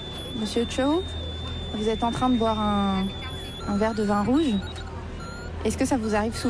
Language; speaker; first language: French; early bilingual, other home language; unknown